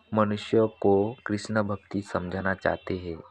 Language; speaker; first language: Hindi; non-native, local second language; Assamese